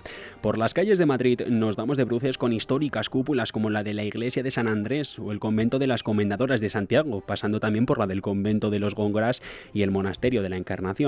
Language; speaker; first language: Spanish; native; Spanish